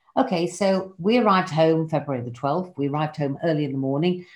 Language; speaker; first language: English; native; English